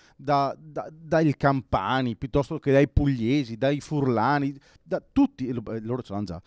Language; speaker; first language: Italian; non-native, local second language; Venetian